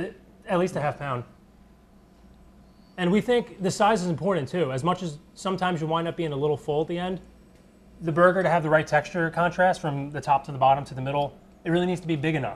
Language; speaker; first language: English; native; English